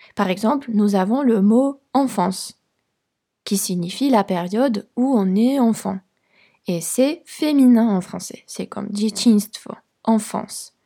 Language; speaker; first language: French; non-native, fluent; Polish